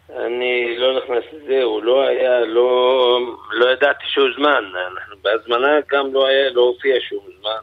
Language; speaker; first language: Hebrew; non-native, local second language; Arabic